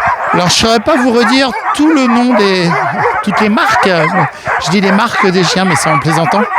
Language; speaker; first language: French; native; French